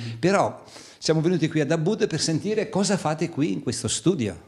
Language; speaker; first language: Italian; native; Italian